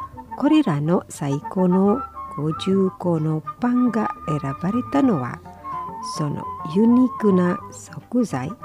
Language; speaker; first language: Japanese; non-native, fluent; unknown